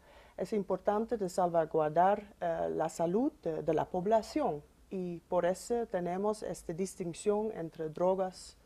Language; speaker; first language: Spanish; non-native, fluent; Dutch